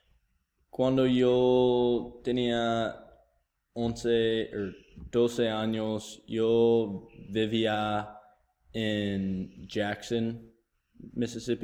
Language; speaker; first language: Spanish; non-native, learner; English